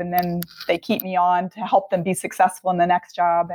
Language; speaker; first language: English; native; English